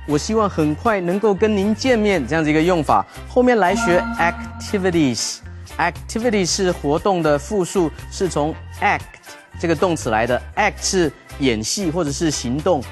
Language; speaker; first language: Chinese; native; Chinese